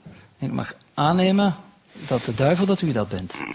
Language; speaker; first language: Dutch; native; Dutch